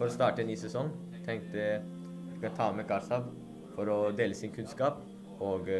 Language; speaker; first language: Norwegian; early bilingual, other home language; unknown